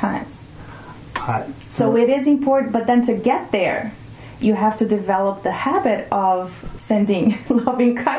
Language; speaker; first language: English; non-native, fluent; Portuguese